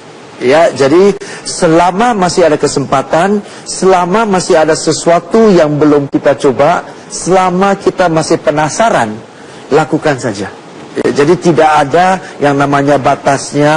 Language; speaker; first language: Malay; non-native, fluent; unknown